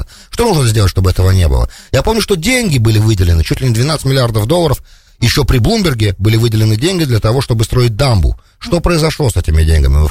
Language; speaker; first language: Russian; native; Russian